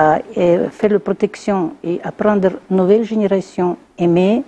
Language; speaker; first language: French; non-native, learner; Russian